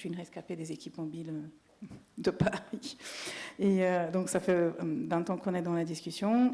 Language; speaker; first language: French; native; French